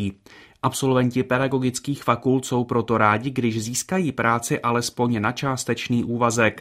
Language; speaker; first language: Czech; native; Czech